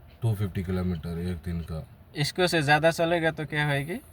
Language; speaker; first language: Hindi; non-native, fluent; Bangla